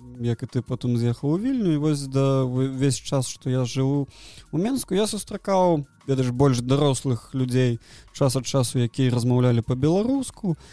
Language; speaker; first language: Belarusian; non-native, local second language; Russian